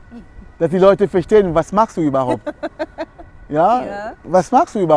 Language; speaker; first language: German; non-native, fluent; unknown